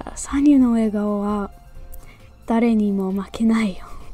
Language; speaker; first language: Japanese; non-native, fluent; English